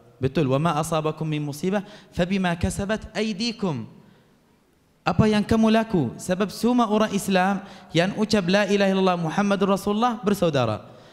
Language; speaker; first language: Malay; non-native, fluent; Arabic